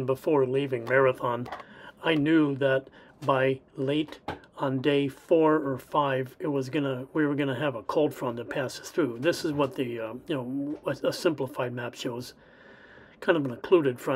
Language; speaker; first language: English; native; English